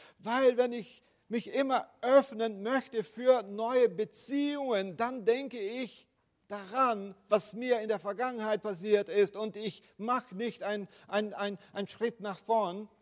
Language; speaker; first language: German; non-native, fluent; Portuguese